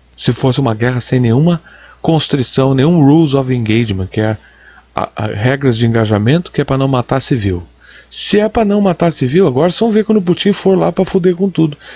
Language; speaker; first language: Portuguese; native; Portuguese